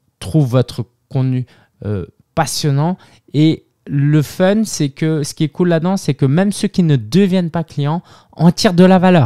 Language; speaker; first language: French; native; French